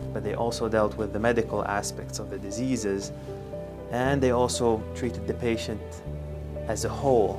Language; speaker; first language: English; non-native, fluent; Arabic